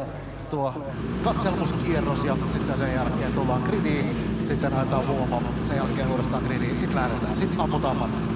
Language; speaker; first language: Finnish; native; Finnish